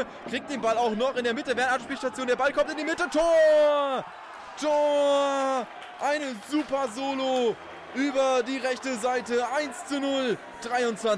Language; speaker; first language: German; native; German